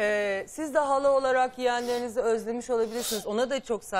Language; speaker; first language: Turkish; native; Turkish